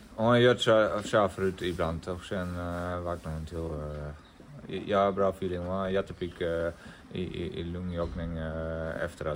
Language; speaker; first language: Swedish; non-native, fluent; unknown